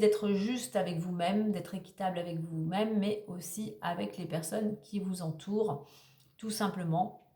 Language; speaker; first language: French; native; French